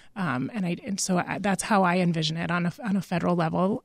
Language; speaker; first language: English; native; English